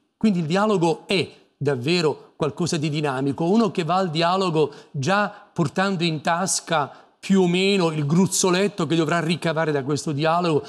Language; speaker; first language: Italian; native; Italian